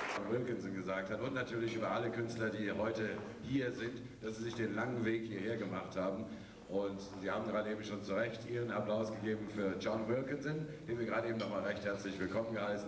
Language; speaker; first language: German; native; German